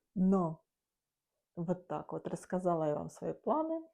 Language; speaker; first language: Ukrainian; non-native, local second language; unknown